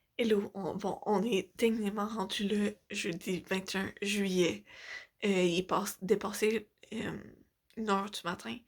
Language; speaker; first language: French; native; French